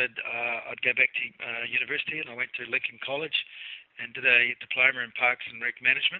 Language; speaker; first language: English; native; English